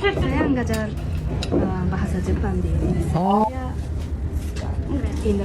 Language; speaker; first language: Indonesian; non-native, learner; Japanese